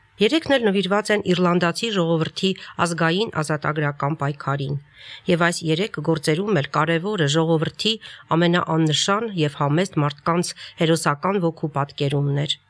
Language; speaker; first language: Armenian; native; Armenian